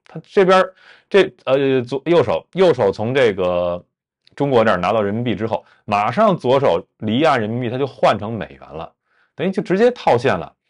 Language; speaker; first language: Chinese; native; Chinese